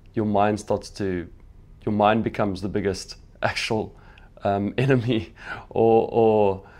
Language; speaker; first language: English; native; English